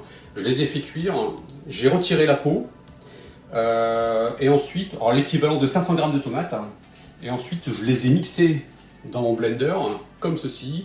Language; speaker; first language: French; native; French